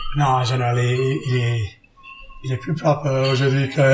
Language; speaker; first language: French; non-native, learner; English